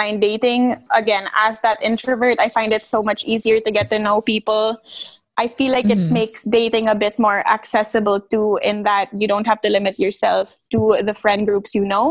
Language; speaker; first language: English; non-native, local second language; Filipino